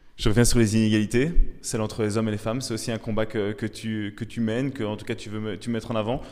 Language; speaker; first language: French; native; French